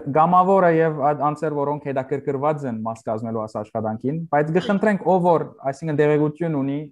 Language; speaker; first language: Armenian; native; Armenian